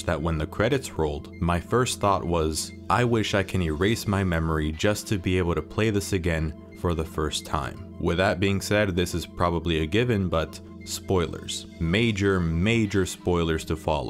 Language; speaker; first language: English; native; English